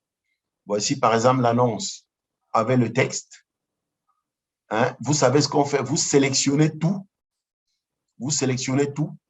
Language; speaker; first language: French; non-native, local second language; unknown